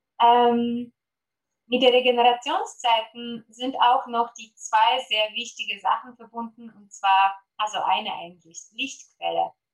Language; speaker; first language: German; non-native, fluent; Polish